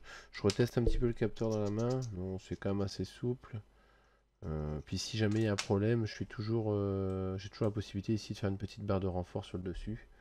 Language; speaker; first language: French; native; French